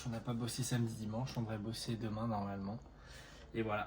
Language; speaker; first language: French; native; French